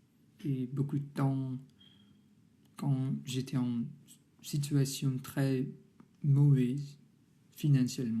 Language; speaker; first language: French; non-native, learner; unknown